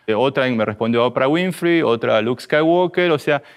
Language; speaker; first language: Spanish; native; Spanish